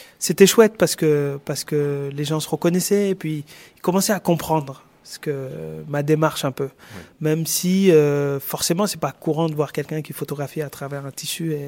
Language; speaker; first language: French; non-native, local second language; Wolof